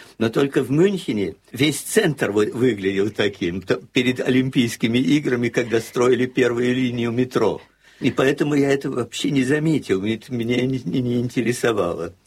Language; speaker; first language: Russian; native; Russian